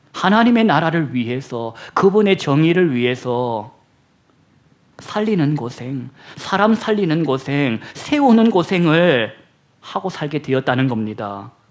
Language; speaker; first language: Korean; native; Korean